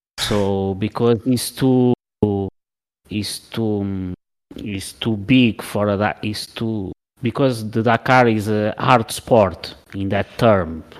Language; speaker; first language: English; non-native, learner; Portuguese